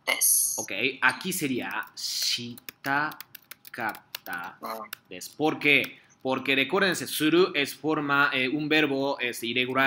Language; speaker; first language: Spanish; non-native, fluent; Japanese